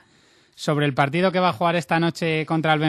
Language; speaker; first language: Spanish; native; Spanish